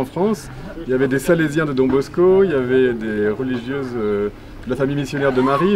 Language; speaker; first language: French; native; French